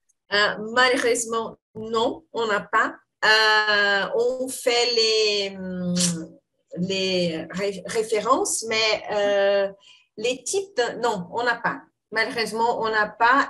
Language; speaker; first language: French; non-native, fluent; Portuguese